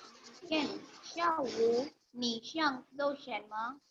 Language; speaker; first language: Chinese; non-native, learner; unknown